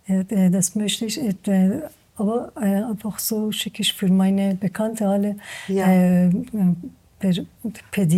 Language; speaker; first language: German; non-native, learner; Persian